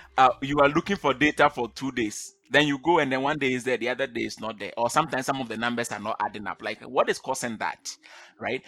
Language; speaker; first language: English; non-native, local second language; Akan